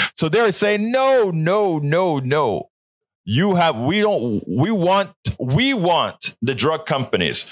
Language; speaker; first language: English; non-native, fluent; Spanish